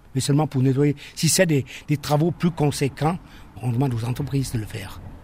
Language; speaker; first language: French; native; French